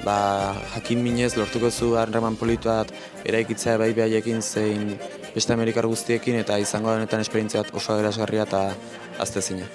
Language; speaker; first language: Basque; native; Basque